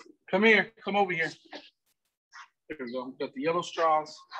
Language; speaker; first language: English; native; English